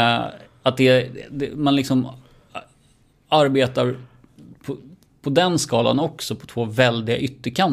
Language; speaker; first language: Swedish; native; Swedish